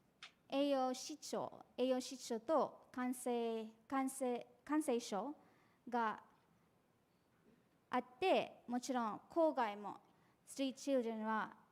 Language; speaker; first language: Japanese; non-native, fluent; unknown